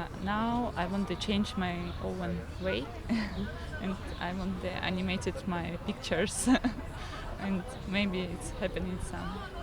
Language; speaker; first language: English; non-native, learner; Slovak